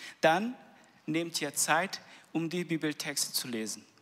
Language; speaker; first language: German; non-native, learner; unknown